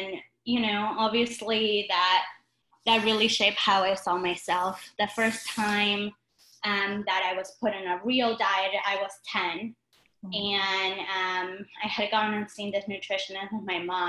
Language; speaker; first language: English; non-native, fluent; Spanish